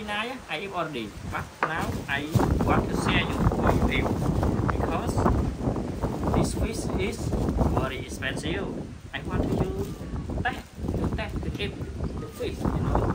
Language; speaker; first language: English; non-native, learner; Khmer